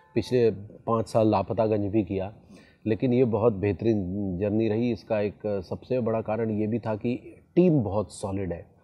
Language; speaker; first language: Hindi; native; Hindi